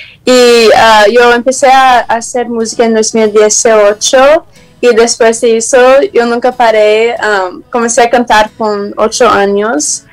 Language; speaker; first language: Spanish; non-native, learner; Portuguese